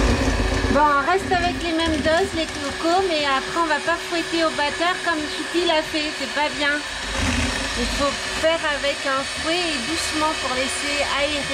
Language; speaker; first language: French; native; French